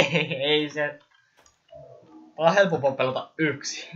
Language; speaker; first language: Finnish; native; Finnish